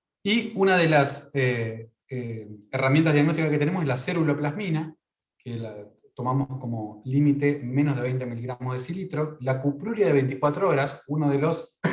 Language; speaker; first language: Spanish; native; Spanish